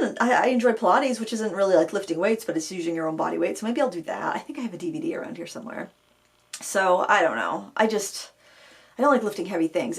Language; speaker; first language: English; native; English